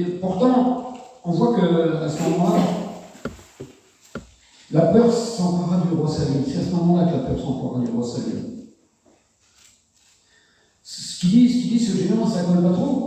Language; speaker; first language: French; native; French